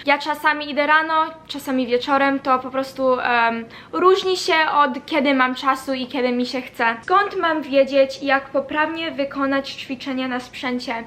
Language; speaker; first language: Polish; early bilingual, heritage; Polish